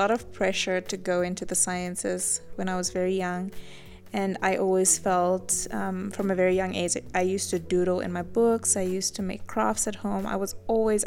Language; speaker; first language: English; native; English